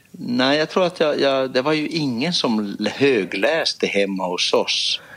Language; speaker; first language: Swedish; native; Swedish